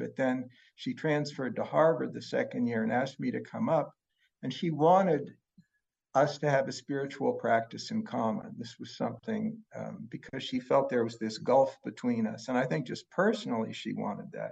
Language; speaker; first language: English; native; English